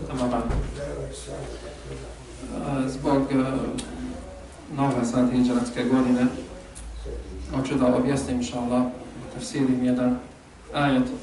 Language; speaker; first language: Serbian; non-native, fluent; Arabic